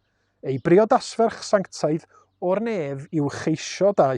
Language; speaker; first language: Welsh; native; Welsh